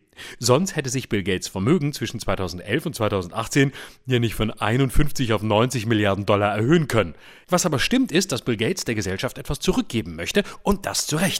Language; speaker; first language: German; native; German